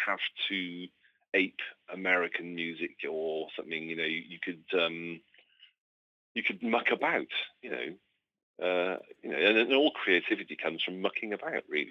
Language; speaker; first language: English; native; English